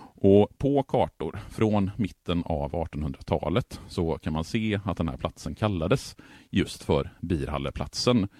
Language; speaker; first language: Swedish; native; Swedish